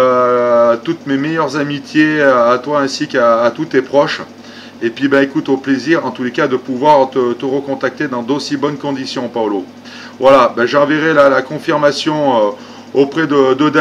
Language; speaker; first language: French; native; French